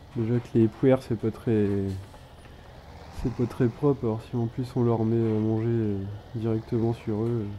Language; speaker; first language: French; native; French